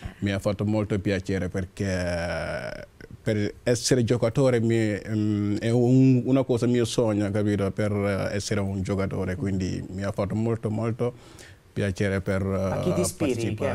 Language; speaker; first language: Italian; non-native, learner; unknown